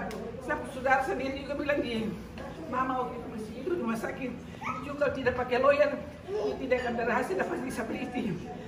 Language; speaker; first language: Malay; non-native, local second language; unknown